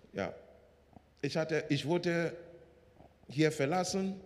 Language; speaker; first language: German; non-native, learner; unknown